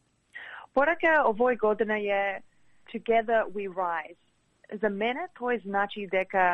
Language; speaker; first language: Macedonian; early bilingual, heritage; English